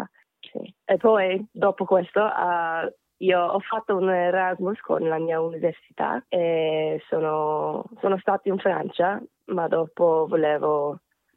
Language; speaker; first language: Italian; non-native, fluent; Korean